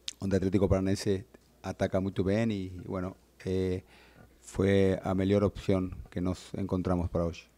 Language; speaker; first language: Portuguese; non-native, learner; Spanish